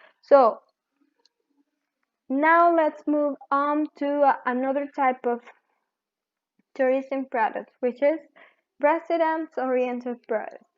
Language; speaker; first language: English; non-native, learner; Spanish